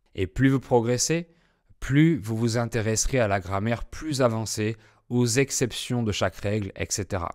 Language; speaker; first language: French; native; French